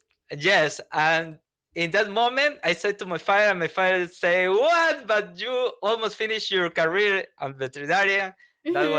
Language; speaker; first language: English; non-native, learner; Spanish